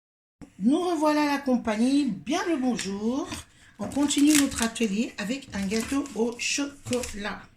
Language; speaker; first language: French; native; French